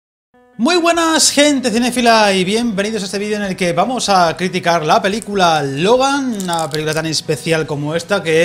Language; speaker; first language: Spanish; native; Spanish